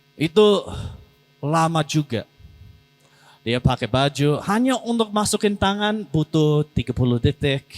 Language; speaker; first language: Indonesian; non-native, learner; English